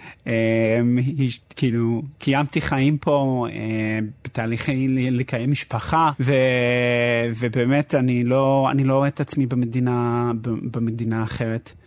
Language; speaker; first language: Hebrew; non-native, fluent; English